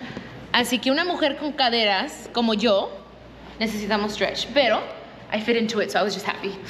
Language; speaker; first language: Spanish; early bilingual, heritage; Spanish